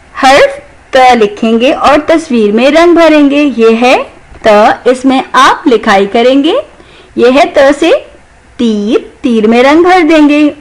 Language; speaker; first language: Urdu; non-native, local second language; Sindhi